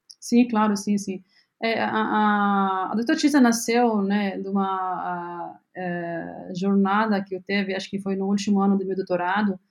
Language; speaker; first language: Portuguese; non-native, fluent; Arabic